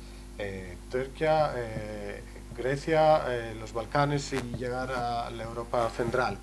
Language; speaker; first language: Spanish; non-native, learner; Greek